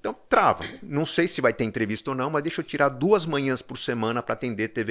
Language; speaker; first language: Portuguese; native; Portuguese